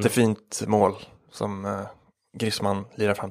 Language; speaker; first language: Swedish; native; Swedish